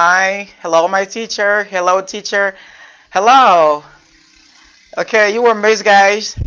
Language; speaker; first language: English; non-native, fluent; Haitian Creole